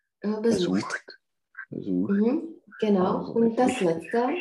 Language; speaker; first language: German; non-native, fluent; Czech